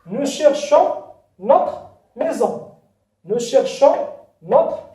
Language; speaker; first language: French; non-native, local second language; Arabic